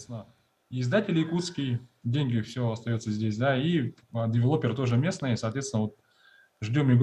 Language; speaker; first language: Russian; native; Russian